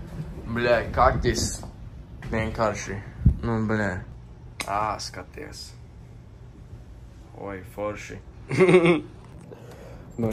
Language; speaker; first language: Latvian; early bilingual, heritage; Latvian